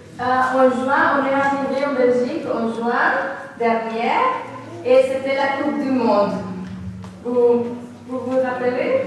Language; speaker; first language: French; non-native, local second language; Spanish